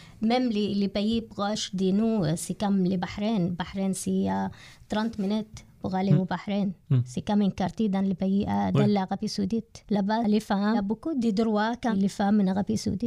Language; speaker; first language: French; non-native, learner; Arabic